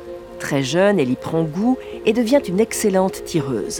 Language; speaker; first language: French; native; French